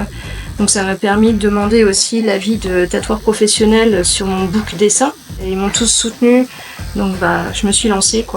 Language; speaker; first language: French; native; French